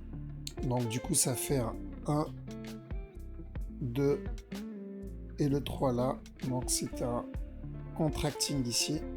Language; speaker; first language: French; native; French